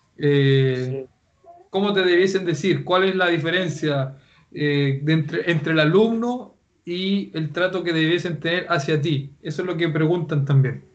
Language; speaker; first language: Spanish; native; Spanish